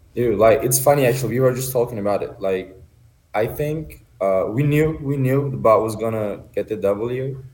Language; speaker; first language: English; non-native, fluent; Turkish